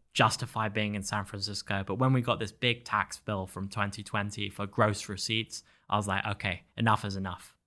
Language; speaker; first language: English; native; English